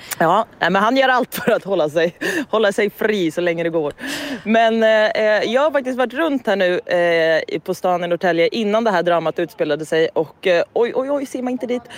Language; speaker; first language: Swedish; native; Swedish